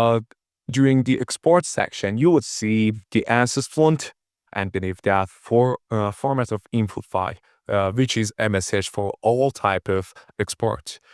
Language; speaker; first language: English; non-native, fluent; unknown